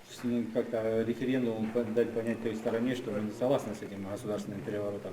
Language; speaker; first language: Russian; native; Russian